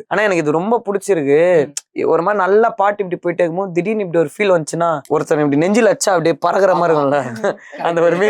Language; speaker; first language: Tamil; native; Tamil